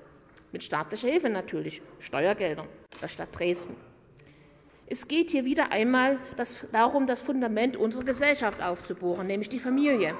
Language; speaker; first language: German; native; German